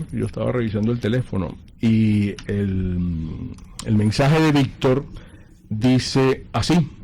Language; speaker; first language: Spanish; native; Spanish